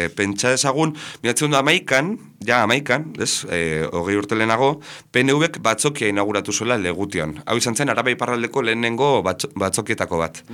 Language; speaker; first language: Basque; native; Basque